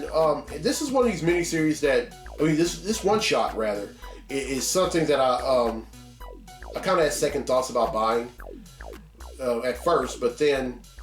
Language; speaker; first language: English; native; English